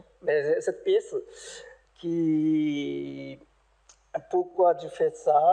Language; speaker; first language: French; non-native, learner; Japanese